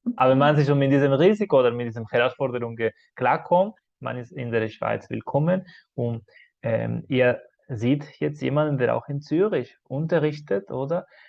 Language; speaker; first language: German; non-native, fluent; Spanish